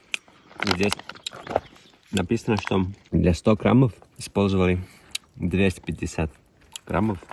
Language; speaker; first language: Russian; non-native, fluent; Finnish